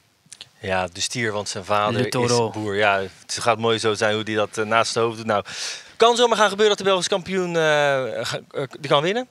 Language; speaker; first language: Dutch; native; Dutch